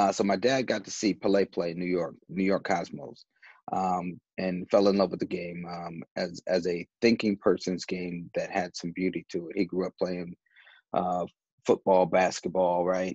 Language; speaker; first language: English; native; English